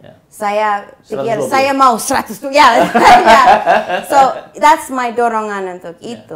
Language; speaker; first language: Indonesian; non-native, fluent; English